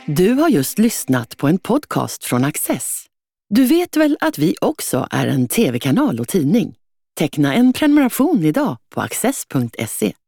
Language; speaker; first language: Swedish; native; Swedish